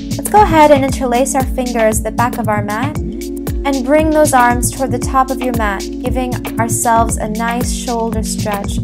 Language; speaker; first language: English; native; English